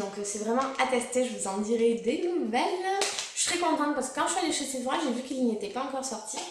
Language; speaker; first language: French; native; French